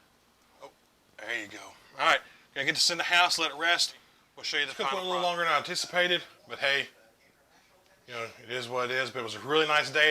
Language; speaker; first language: English; native; English